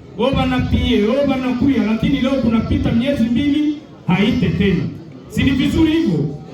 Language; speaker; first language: Swahili; non-native, local second language; Kinyarwanda